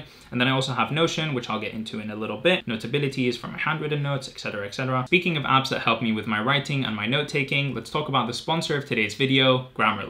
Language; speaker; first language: English; native; English